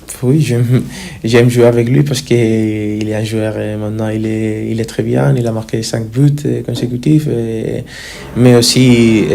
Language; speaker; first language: French; non-native, fluent; Spanish